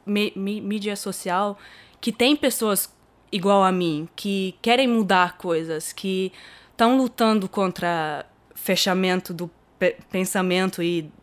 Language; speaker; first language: Portuguese; early bilingual, heritage; German